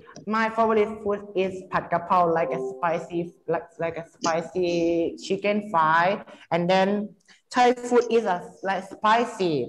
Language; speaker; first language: English; non-native, learner; Thai